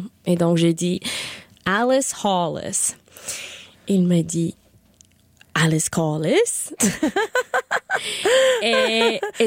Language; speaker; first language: French; non-native, learner; English